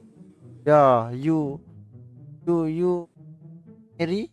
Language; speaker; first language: English; non-native, learner; Malay